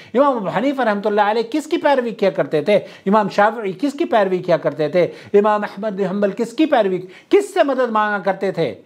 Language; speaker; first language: Urdu; native; Urdu